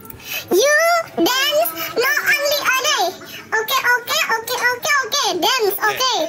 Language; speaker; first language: English; non-native, learner; Indonesian